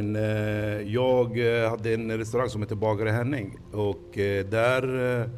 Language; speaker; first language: Swedish; non-native, fluent; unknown